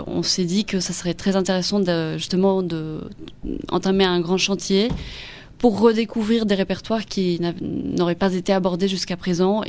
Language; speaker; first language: French; non-native, fluent; Spanish